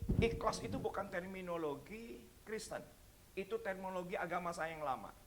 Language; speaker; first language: Indonesian; native; Indonesian